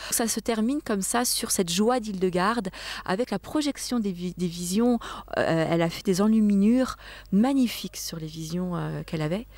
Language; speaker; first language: French; native; French